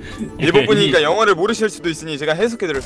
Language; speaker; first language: Korean; native; Korean